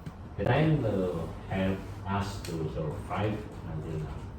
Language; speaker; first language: English; non-native, learner; Indonesian